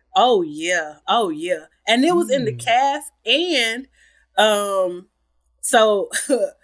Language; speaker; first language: English; native; English